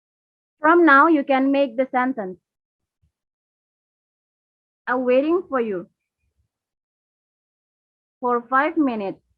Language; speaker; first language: English; non-native, learner; Indonesian